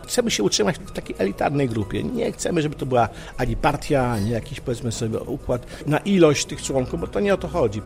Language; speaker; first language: Polish; native; Polish